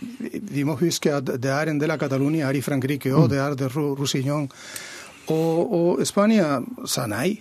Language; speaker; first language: Norwegian; non-native, fluent; Catalan